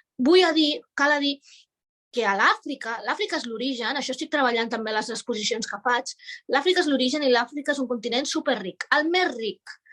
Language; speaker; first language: Catalan; native; Catalan